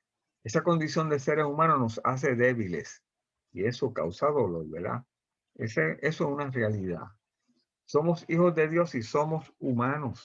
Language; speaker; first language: Spanish; native; Spanish